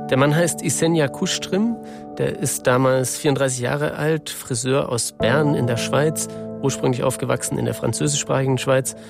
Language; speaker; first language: German; native; German